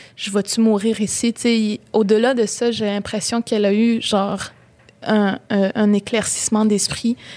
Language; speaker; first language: French; native; French